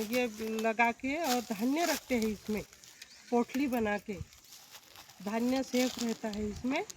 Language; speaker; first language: Hindi; non-native, local second language; Marathi